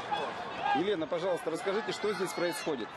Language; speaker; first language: Russian; native; Russian